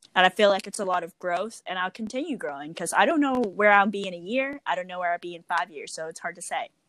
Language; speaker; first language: English; native; English